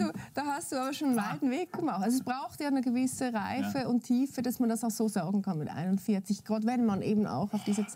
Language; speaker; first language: German; native; German